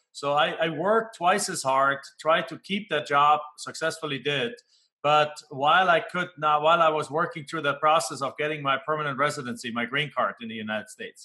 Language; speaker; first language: English; non-native, fluent; German